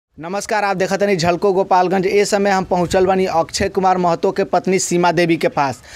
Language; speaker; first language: Hindi; native; Hindi